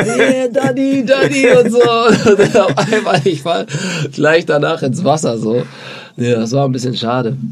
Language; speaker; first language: German; native; German